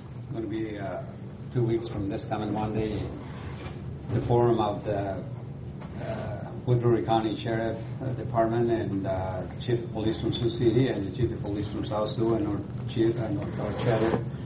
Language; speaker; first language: English; native; English